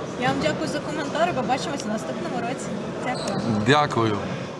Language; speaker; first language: Ukrainian; native; Ukrainian